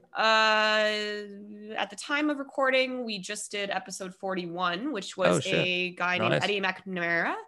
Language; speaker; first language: English; native; English